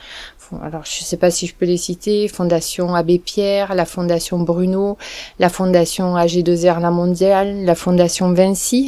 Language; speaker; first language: French; native; French